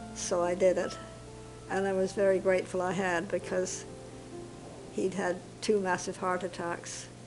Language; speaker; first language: English; native; English